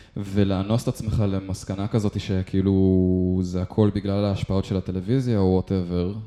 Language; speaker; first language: Hebrew; native; Hebrew